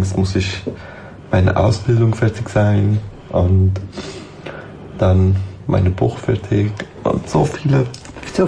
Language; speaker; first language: German; non-native, learner; Persian